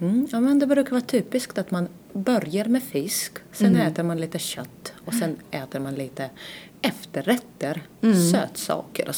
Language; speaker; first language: Swedish; non-native, fluent; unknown